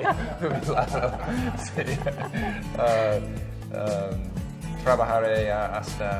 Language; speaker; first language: Spanish; non-native, learner; English